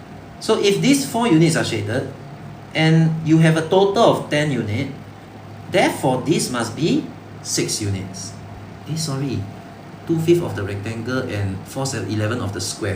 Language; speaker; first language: English; non-native, local second language; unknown